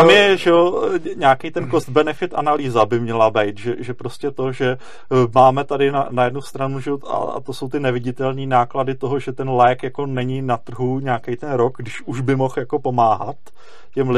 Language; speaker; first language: Czech; native; Czech